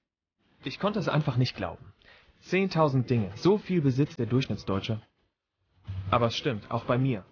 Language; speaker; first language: German; native; German